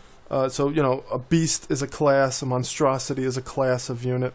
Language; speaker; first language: English; native; English